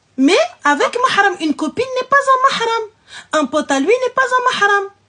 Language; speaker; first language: French; early bilingual, other home language; Arabic